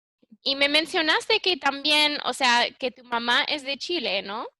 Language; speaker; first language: Spanish; early bilingual, heritage; English